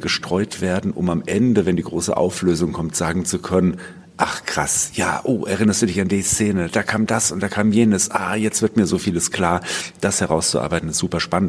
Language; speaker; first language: German; native; German